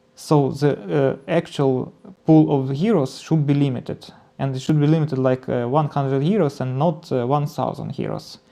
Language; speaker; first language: English; non-native, learner; Ukrainian